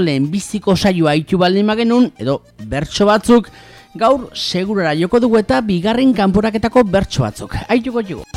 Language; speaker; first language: Basque; native; Basque